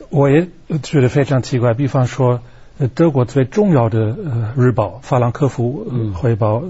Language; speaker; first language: Chinese; non-native, fluent; German